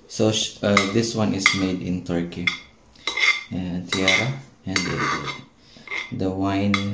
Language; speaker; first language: English; non-native, learner; Filipino